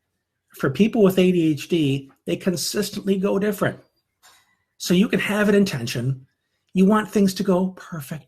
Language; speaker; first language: English; native; English